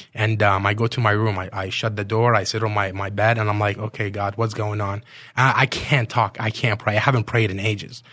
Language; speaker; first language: English; non-native, fluent; Arabic